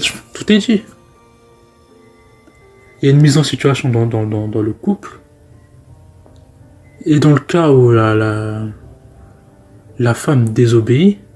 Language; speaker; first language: French; native; French